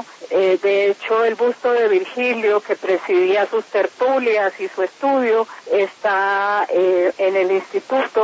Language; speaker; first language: Spanish; native; Spanish